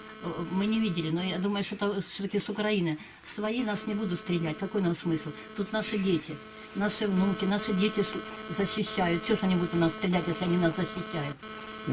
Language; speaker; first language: Russian; native; Russian